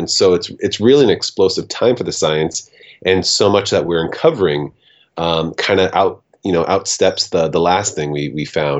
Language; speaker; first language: English; native; English